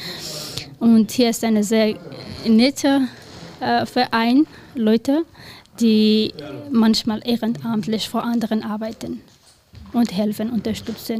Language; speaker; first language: German; non-native, learner; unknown